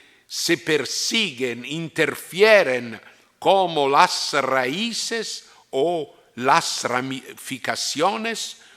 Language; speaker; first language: Spanish; non-native, fluent; Italian